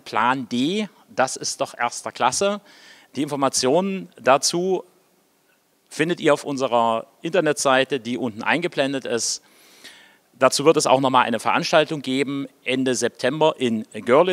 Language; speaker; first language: German; native; German